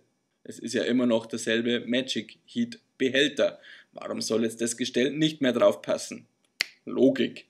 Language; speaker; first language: German; native; German